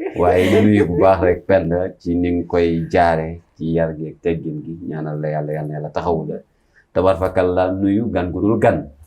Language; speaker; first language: Wolof; native; Wolof